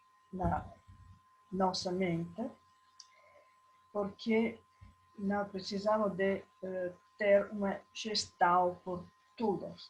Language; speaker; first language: Portuguese; non-native, learner; Italian